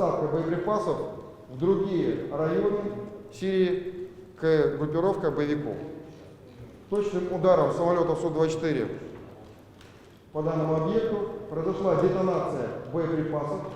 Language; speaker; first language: Russian; native; Russian